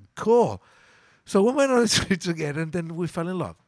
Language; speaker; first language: English; non-native, fluent; Italian